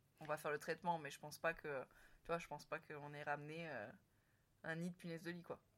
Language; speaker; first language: French; native; French